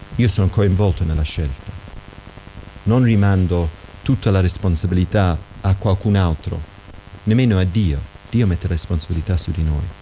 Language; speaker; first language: Italian; non-native, fluent; English